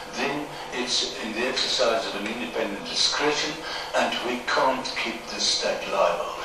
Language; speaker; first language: English; non-native, local second language; Afrikaans